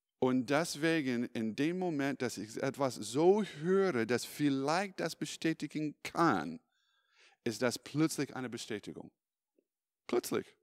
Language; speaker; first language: German; non-native, fluent; English